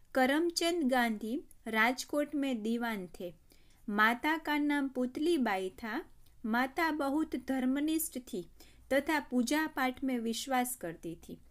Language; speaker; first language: Hindi; non-native, local second language; Gujarati